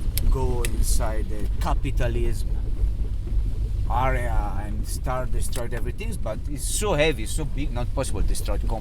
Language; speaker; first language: English; non-native, learner; Italian